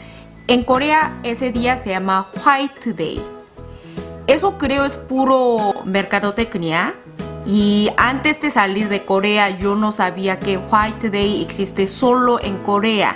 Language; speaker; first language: Spanish; non-native, learner; Korean